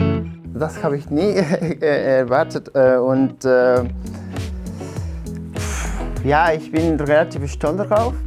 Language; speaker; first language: German; non-native, fluent; Spanish